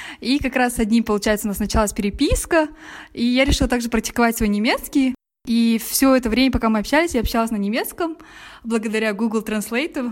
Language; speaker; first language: Russian; native; Russian